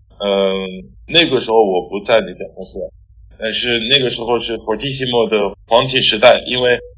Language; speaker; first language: Chinese; non-native, fluent; French